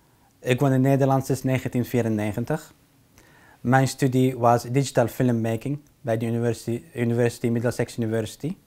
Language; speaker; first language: Dutch; non-native, fluent; Arabic